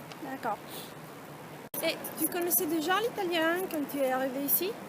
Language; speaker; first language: French; non-native, fluent; Italian